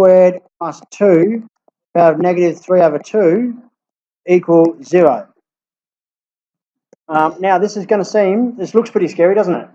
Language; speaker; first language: English; native; English